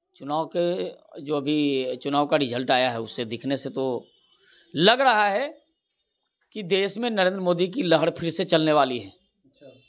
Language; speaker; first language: Hindi; native; Hindi